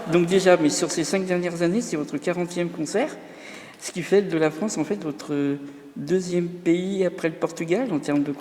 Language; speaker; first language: French; native; French